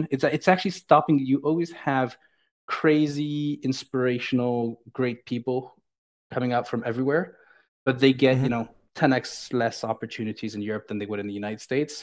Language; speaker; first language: English; native; English